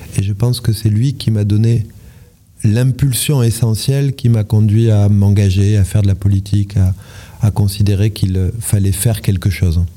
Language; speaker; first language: French; native; French